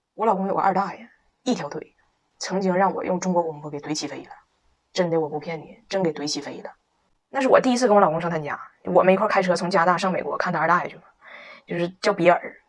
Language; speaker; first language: Chinese; native; Chinese